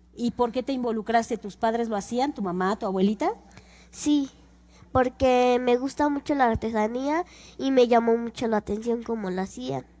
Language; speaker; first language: Spanish; native; Spanish